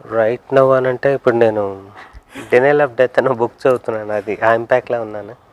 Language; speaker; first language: Telugu; native; Telugu